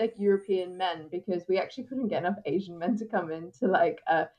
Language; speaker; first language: English; native; English